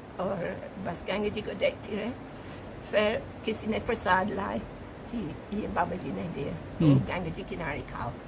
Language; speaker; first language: Hindi; non-native, fluent; English